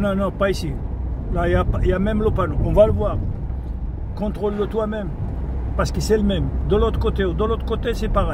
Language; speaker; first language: French; non-native, local second language; Arabic